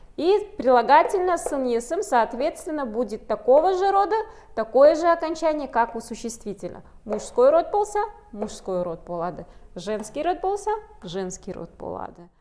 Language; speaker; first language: Russian; non-native, local second language; Kazakh